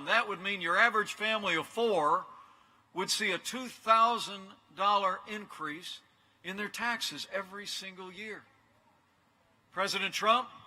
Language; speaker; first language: English; native; English